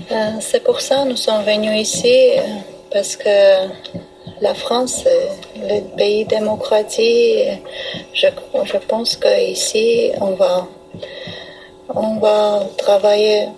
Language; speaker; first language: French; non-native, learner; Armenian